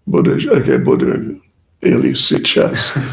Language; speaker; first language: Russian; non-native, learner; English